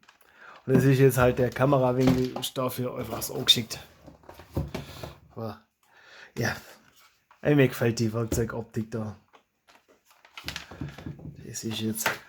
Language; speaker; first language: German; native; German